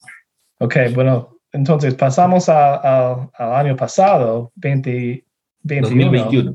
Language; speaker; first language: Spanish; non-native, fluent; English